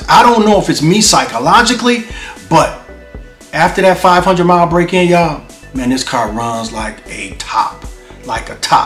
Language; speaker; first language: English; native; English